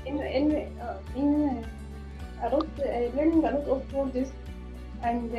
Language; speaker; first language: English; non-native, learner; Arabic